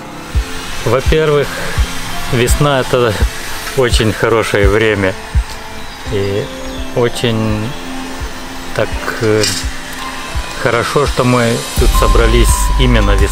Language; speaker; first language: Russian; non-native, fluent; Lithuanian